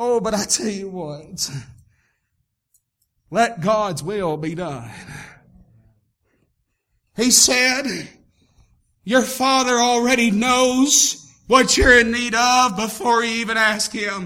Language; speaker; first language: English; native; English